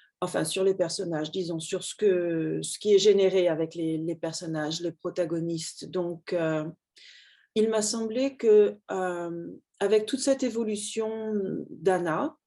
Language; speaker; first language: French; native; French